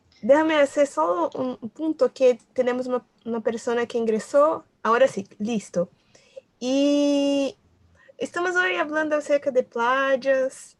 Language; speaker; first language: Spanish; non-native, learner; Portuguese